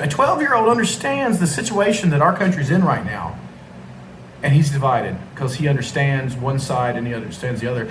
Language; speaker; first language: English; native; English